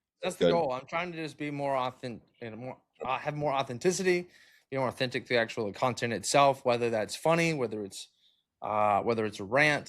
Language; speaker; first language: English; native; English